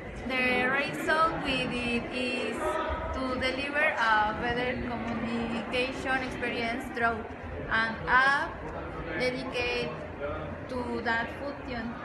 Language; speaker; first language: English; non-native, learner; Spanish